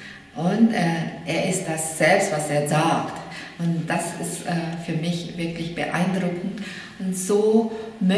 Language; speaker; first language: German; non-native, fluent; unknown